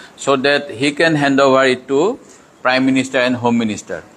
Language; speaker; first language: English; non-native, local second language; Assamese